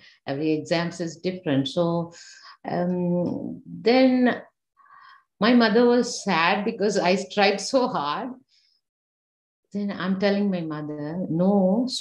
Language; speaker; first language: English; non-native, local second language; Tamil